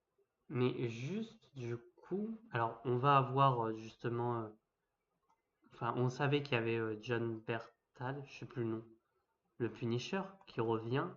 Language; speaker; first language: French; native; French